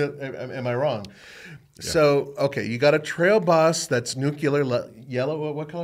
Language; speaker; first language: English; native; English